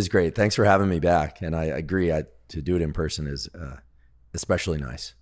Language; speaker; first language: English; native; English